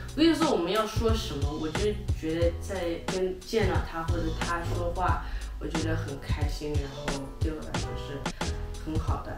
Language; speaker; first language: Chinese; non-native, learner; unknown